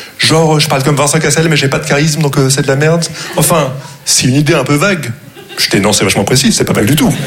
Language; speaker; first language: French; non-native, local second language; Arabic